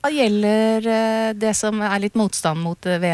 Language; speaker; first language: Norwegian; native; Norwegian